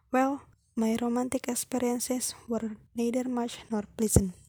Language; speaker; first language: English; non-native, fluent; Indonesian